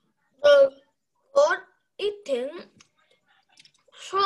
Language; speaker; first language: English; non-native, learner; Vietnamese